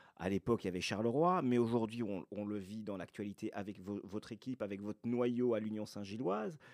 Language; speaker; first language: French; native; French